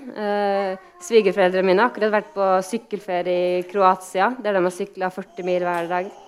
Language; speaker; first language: Norwegian; native; Norwegian